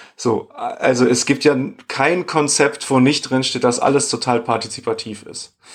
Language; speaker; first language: German; native; German